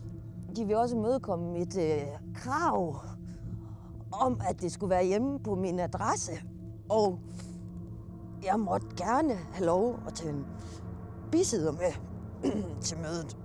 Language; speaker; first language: Danish; native; Danish